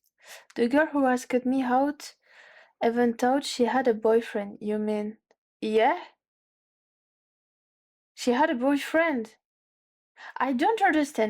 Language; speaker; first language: English; non-native, learner; French